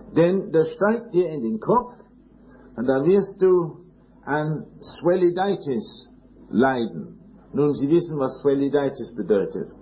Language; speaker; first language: German; non-native, fluent; English